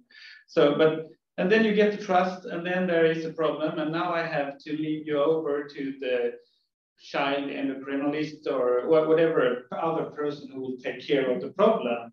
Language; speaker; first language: English; non-native, fluent; Swedish